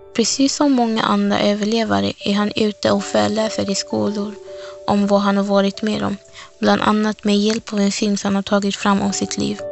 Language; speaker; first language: Swedish; early bilingual, other home language; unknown